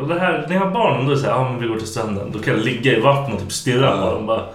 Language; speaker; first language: Swedish; native; Swedish